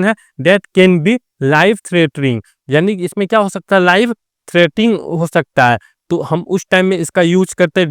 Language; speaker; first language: Hindi; native; Hindi